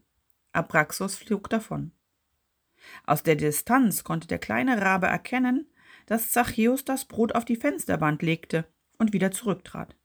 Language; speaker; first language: German; native; German